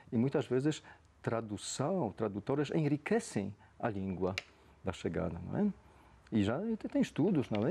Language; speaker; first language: Portuguese; non-native, fluent; Polish